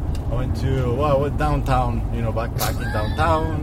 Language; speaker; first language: English; non-native, fluent; Spanish